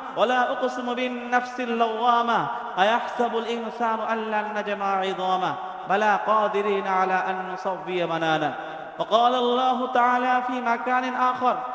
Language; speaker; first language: Arabic; non-native, fluent; Bangla